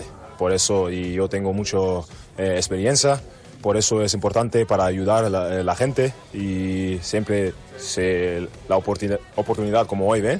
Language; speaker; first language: Spanish; non-native, learner; German